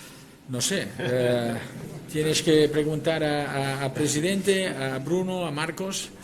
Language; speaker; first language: Spanish; non-native, local second language; Catalan